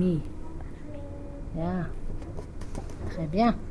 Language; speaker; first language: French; non-native, fluent; English